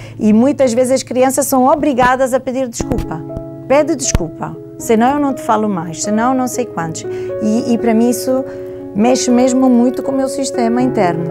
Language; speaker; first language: Portuguese; non-native, fluent; Italian